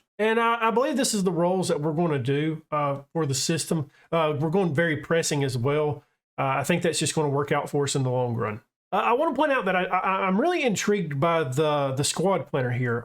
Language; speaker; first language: English; native; English